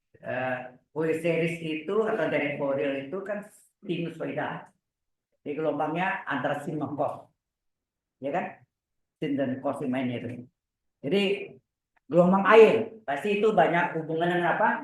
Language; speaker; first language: Indonesian; native; Indonesian